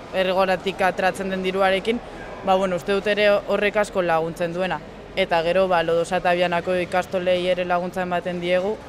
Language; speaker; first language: Basque; non-native, local second language; Spanish